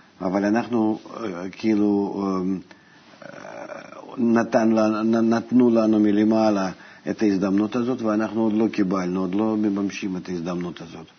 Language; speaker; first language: Hebrew; non-native, fluent; Russian